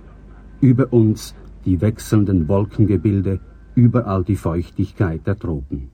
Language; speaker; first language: German; native; German